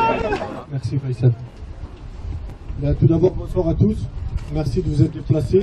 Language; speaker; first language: French; native; French